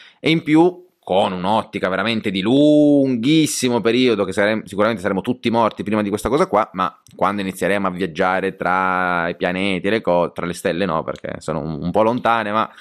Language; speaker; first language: Italian; native; Italian